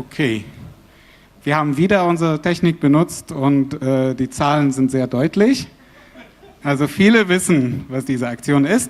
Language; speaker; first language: German; non-native, fluent; Arabic